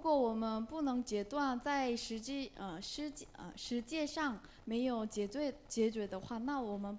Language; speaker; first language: Chinese; non-native, learner; Korean